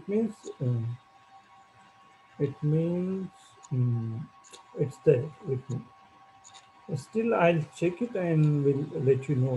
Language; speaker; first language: English; non-native, local second language; Marathi